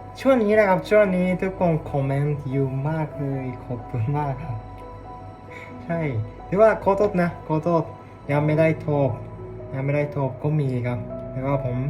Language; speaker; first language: Thai; non-native, learner; Japanese